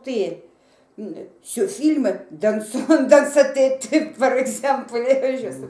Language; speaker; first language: French; non-native, learner; Russian